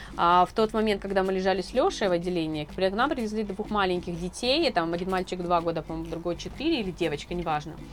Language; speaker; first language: Russian; native; Russian